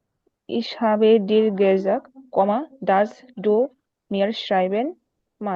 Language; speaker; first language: German; non-native, learner; Bangla